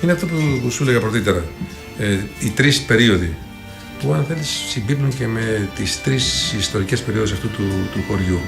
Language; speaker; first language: Greek; native; Greek